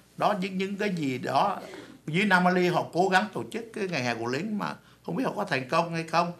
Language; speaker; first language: Vietnamese; native; Vietnamese